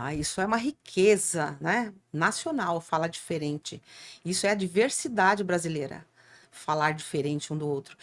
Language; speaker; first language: Portuguese; native; Portuguese